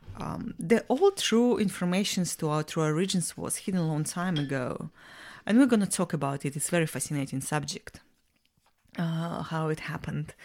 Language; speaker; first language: English; non-native, fluent; Russian